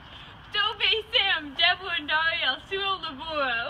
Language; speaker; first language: Italian; non-native, learner; English